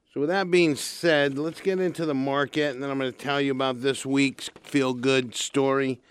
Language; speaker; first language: English; native; English